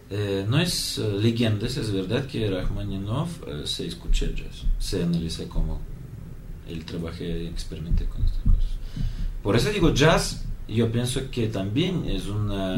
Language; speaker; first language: Spanish; non-native, learner; Russian